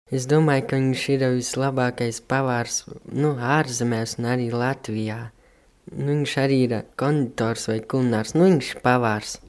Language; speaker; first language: Latvian; native; Latvian